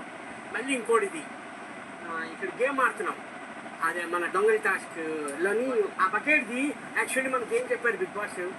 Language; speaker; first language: Telugu; native; Telugu